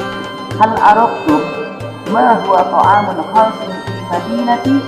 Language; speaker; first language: Arabic; non-native, learner; Indonesian